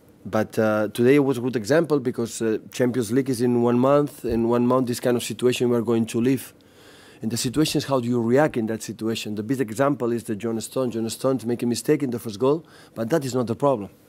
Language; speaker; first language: English; non-native, fluent; Catalan